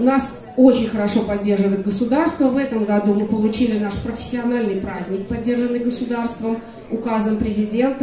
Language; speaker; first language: Russian; native; Russian